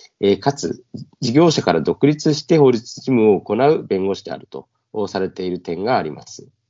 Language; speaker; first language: Japanese; native; Japanese